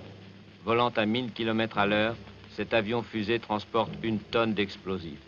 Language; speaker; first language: French; native; French